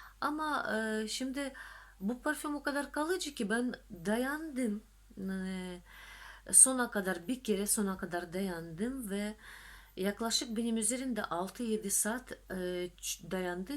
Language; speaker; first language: Turkish; non-native, fluent; Russian